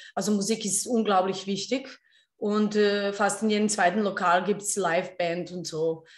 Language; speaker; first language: German; non-native, fluent; Serbian